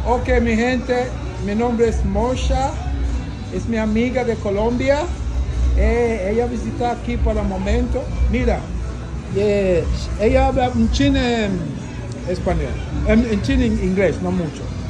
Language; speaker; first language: Spanish; non-native, learner; English